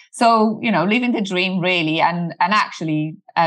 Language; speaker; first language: English; non-native, fluent; Polish